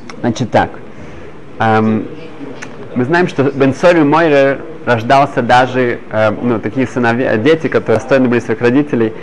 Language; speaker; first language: Russian; early bilingual, heritage; Hebrew